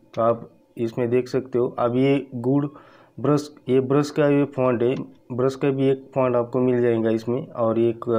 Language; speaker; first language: Hindi; non-native, local second language; Marathi